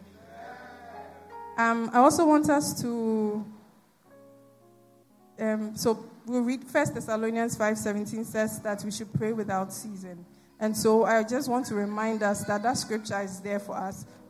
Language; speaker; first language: English; non-native, local second language; Akan